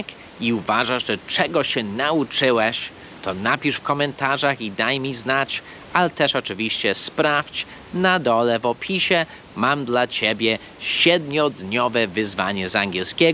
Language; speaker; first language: Polish; non-native, fluent; English